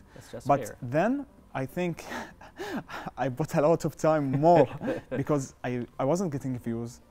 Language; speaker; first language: English; non-native, fluent; Arabic